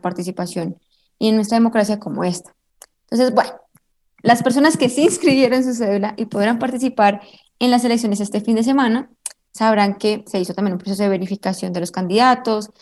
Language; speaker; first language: Spanish; native; Spanish